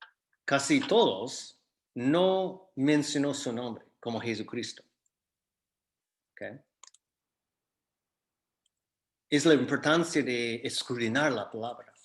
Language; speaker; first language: Spanish; non-native, fluent; English